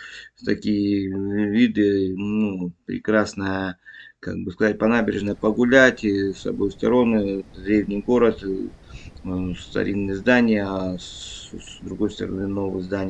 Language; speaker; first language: Russian; native; Russian